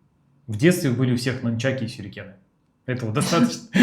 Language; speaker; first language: Russian; native; Russian